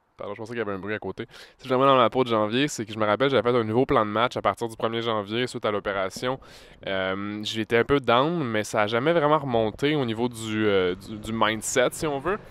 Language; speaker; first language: French; native; French